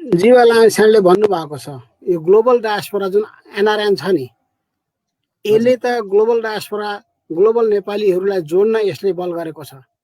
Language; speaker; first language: Nepali; native; Nepali